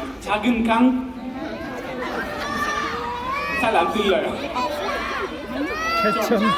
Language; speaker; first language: Korean; non-native, learner; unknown